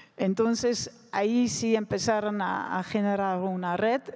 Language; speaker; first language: Spanish; non-native, fluent; Dutch